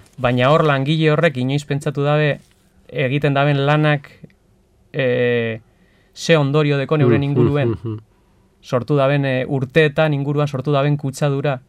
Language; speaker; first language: Basque; non-native, local second language; Spanish